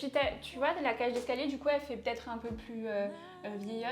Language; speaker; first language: French; native; French